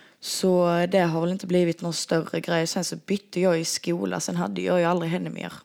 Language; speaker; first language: Swedish; native; Swedish